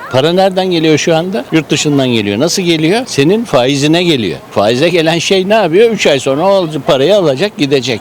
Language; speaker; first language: Turkish; native; Turkish